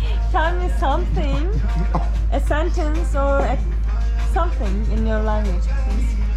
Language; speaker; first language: English; non-native, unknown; Turkish